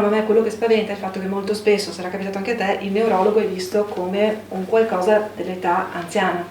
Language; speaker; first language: Italian; native; Italian